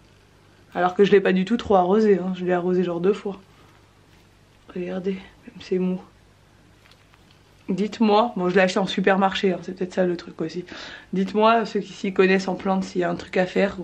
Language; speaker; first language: French; native; French